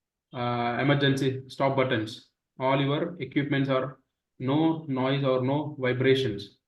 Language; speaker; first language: English; non-native, local second language; Telugu